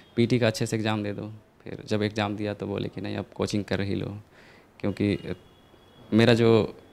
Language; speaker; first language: Hindi; native; Hindi